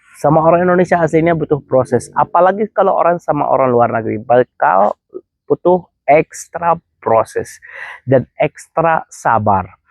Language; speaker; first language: Indonesian; non-native, fluent; Arabic